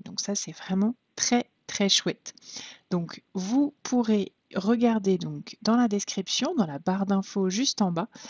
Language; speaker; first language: French; native; French